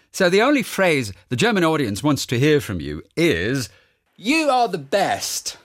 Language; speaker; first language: English; non-native, fluent; German